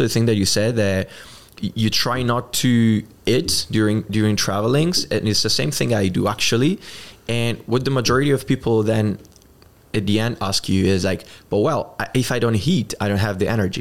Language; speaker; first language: English; non-native, fluent; Italian